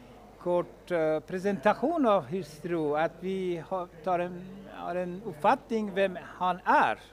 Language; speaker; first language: Swedish; non-native, fluent; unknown